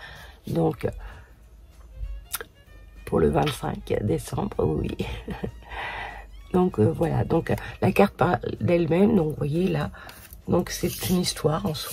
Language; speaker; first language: French; native; French